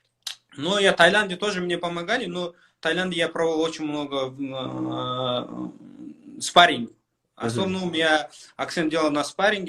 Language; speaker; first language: Russian; non-native, local second language; Kyrgyz